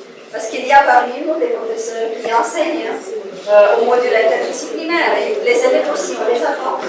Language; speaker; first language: French; non-native, fluent; Romanian